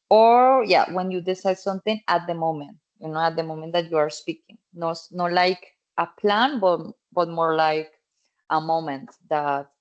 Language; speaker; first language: English; non-native, fluent; Spanish